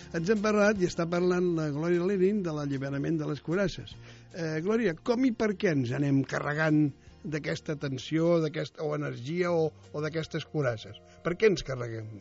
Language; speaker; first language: Catalan; native; Catalan